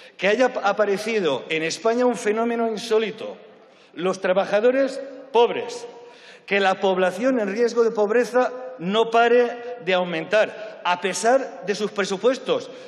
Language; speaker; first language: Spanish; non-native, local second language; Catalan